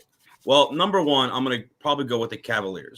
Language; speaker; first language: English; native; English